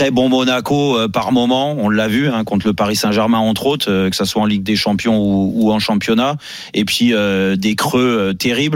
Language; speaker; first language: French; native; French